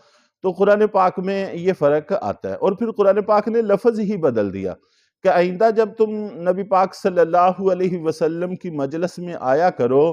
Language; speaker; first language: Urdu; native; Urdu